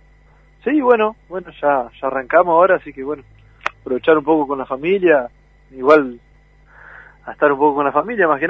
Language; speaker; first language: Spanish; native; Spanish